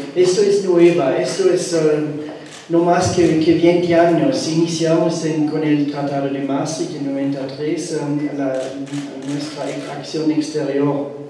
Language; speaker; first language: Spanish; non-native, learner; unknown